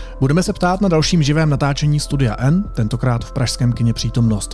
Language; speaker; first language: Czech; native; Czech